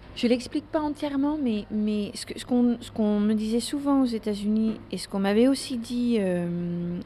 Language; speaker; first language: French; non-native, fluent; Dutch